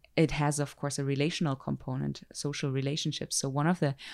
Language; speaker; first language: English; non-native, fluent; German